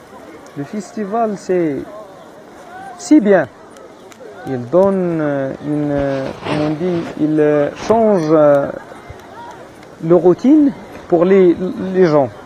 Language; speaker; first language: French; non-native, learner; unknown